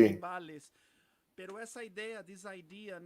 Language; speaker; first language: Spanish; non-native, fluent; Portuguese